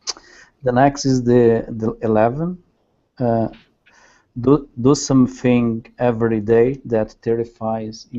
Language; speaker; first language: English; non-native, learner; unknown